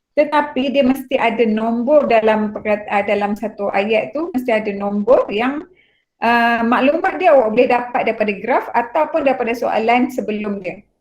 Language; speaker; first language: Malay; native; Malay